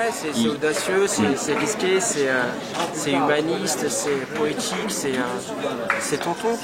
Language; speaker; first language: French; native; French